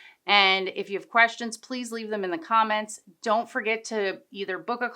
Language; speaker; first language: English; native; English